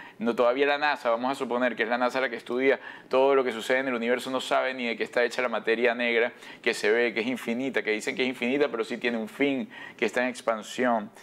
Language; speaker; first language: Spanish; native; Spanish